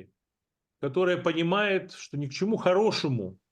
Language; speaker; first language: Russian; native; Russian